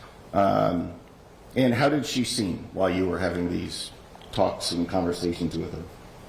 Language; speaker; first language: English; native; English